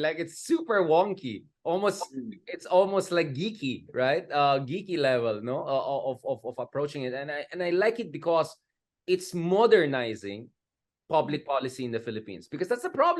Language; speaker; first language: English; non-native, local second language; Filipino